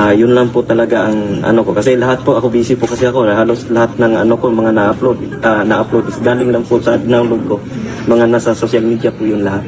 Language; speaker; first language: Filipino; non-native, local second language; Cebuano